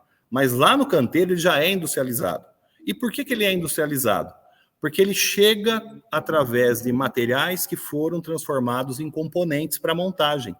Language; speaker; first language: Portuguese; native; Portuguese